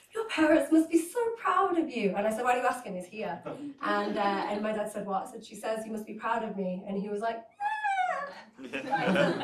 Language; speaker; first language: English; native; English